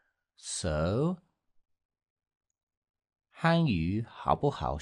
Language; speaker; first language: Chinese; non-native, learner; English